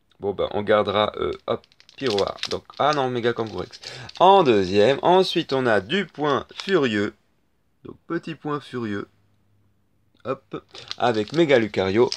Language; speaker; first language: French; native; French